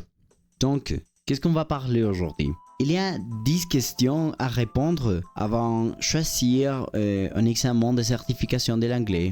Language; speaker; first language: French; non-native, learner; Spanish